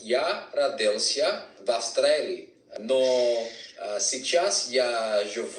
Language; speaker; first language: Russian; non-native, learner; English